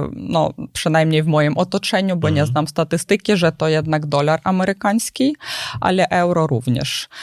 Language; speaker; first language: Polish; non-native, fluent; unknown